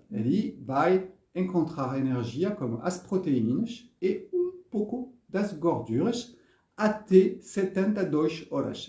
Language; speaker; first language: Portuguese; non-native, fluent; French